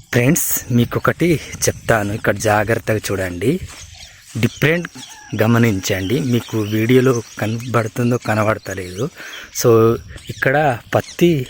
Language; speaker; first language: Telugu; non-native, local second language; Gondi